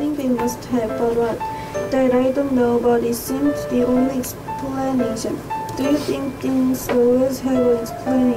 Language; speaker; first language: English; non-native, learner; Korean